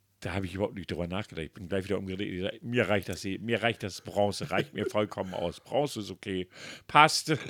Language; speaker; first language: German; native; German